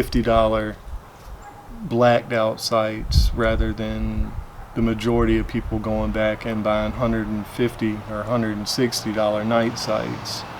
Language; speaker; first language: English; native; English